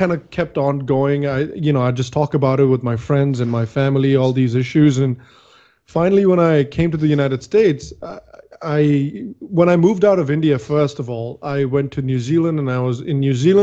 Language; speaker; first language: English; non-native, local second language; Hindi